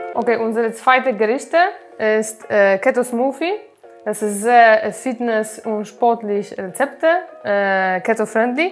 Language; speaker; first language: German; non-native, learner; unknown